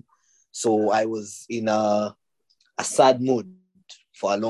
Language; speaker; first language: English; non-native, local second language; Ganda